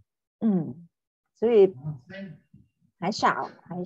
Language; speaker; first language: Chinese; non-native, learner; Vietnamese